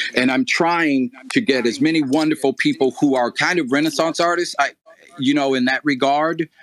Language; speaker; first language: English; native; English